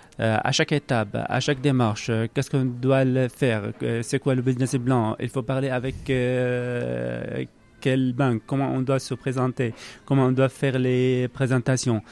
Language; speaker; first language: French; non-native, learner; Arabic